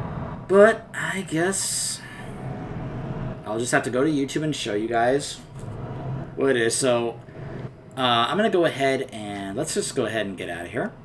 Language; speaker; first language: English; native; English